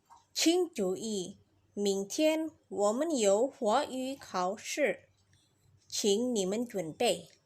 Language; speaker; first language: Chinese; non-native, fluent; Indonesian